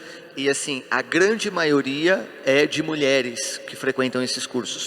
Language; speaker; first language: Portuguese; native; Portuguese